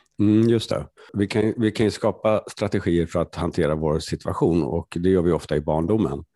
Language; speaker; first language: Swedish; native; Swedish